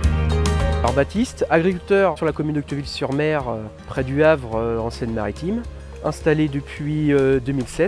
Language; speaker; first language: French; native; French